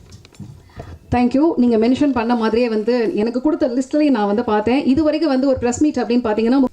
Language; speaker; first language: Tamil; native; Tamil